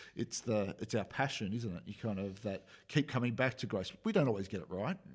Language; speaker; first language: English; native; English